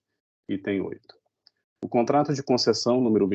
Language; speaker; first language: Portuguese; native; Portuguese